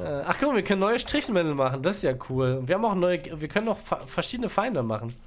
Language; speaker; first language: German; native; German